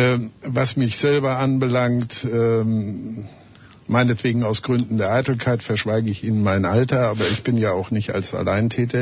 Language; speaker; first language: German; native; German